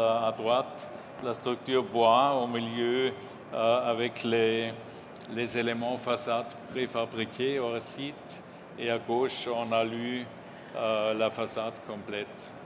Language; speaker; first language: French; non-native, learner; German